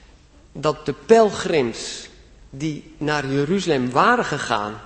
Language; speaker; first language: Dutch; native; Dutch